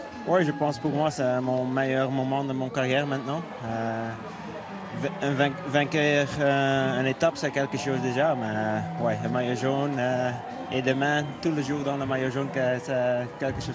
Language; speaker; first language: French; non-native, learner; Dutch